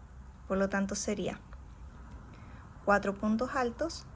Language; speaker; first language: Spanish; native; Spanish